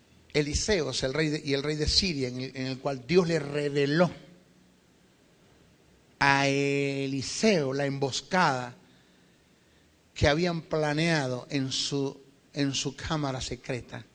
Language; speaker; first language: Spanish; native; Spanish